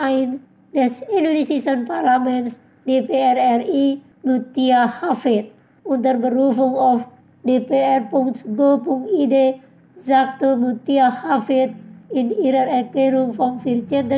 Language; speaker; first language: German; non-native, fluent; Indonesian